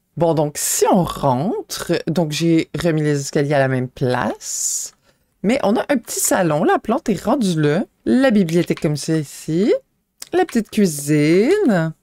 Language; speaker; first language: French; native; French